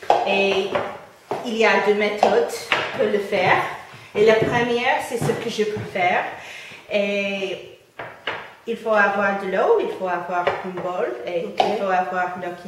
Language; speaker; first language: French; non-native, fluent; English